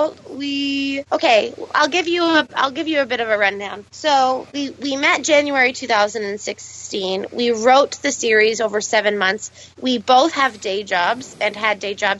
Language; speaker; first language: English; native; English